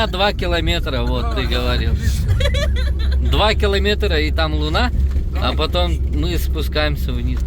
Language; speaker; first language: Russian; native; Russian